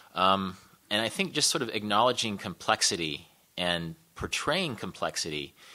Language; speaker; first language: English; native; English